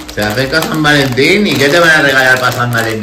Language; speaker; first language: Spanish; native; Spanish